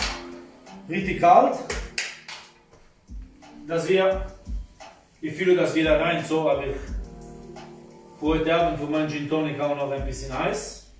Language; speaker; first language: German; non-native, fluent; Italian